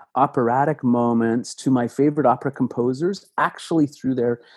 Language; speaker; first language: English; native; English